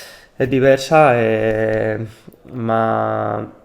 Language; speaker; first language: Italian; non-native, learner; Spanish